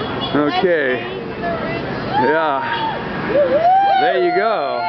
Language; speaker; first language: English; native; English